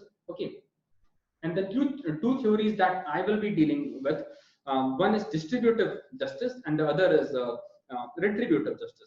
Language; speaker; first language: English; non-native, local second language; Hindi